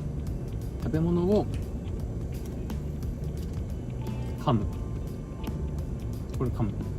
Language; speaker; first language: Japanese; native; Japanese